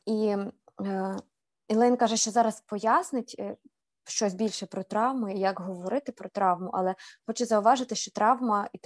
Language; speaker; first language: Ukrainian; native; Ukrainian